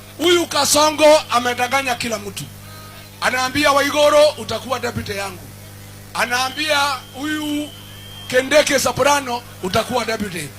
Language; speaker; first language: Swahili; non-native, local second language; Kikuyu